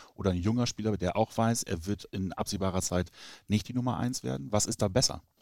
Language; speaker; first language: German; native; German